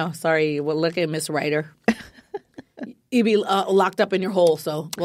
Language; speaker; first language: English; native; English